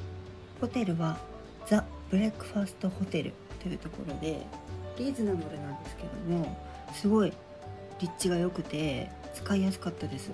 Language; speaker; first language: Japanese; native; Japanese